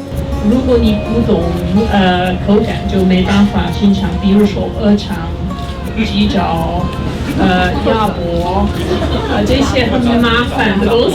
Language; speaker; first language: Chinese; non-native, fluent; English